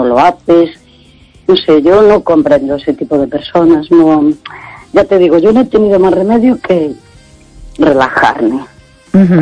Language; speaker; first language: Spanish; native; Spanish